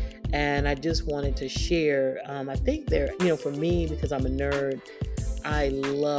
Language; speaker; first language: English; native; English